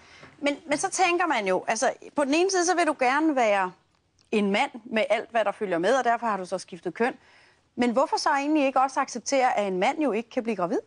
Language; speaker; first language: Danish; native; Danish